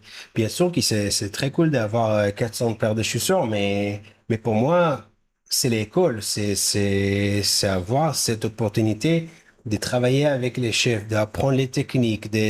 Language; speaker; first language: French; non-native, fluent; Hebrew